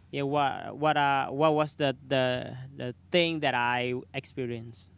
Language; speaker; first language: English; non-native, learner; Khmer